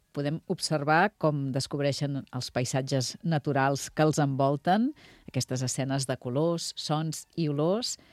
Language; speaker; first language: Catalan; native; Catalan